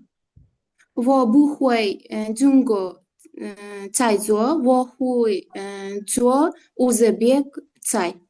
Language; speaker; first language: Chinese; non-native, learner; Uzbek